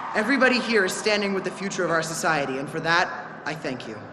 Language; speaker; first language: English; native; English